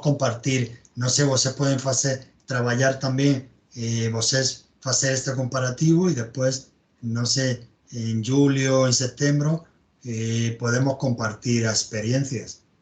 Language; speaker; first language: Portuguese; non-native, learner; Spanish